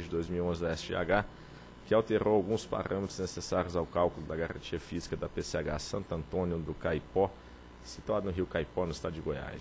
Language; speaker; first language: Portuguese; native; Portuguese